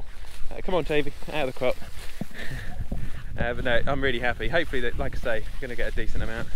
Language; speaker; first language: English; native; English